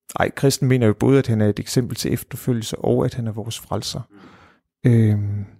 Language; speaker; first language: Danish; native; Danish